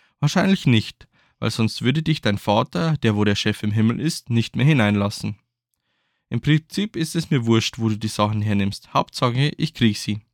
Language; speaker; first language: German; native; German